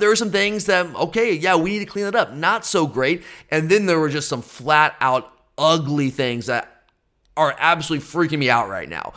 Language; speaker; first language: English; native; English